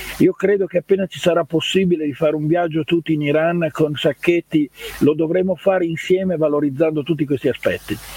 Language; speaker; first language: Italian; native; Italian